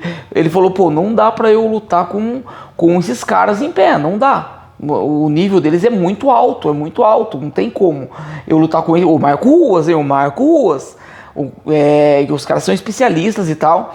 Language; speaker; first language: Portuguese; native; Portuguese